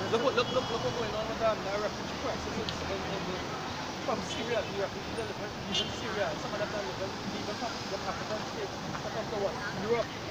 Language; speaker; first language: English; native; English